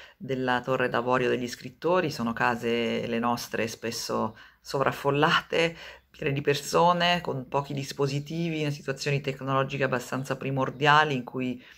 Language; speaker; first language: Italian; native; Italian